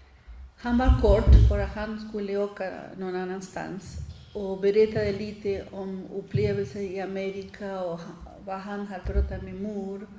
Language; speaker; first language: Swedish; non-native, fluent; Spanish